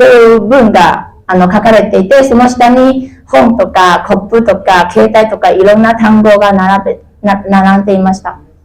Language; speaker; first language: Japanese; non-native, fluent; Chinese